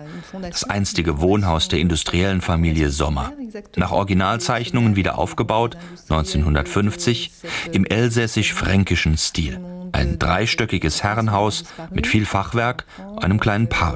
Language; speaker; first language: German; native; German